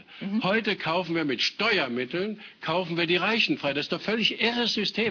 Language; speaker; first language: German; native; German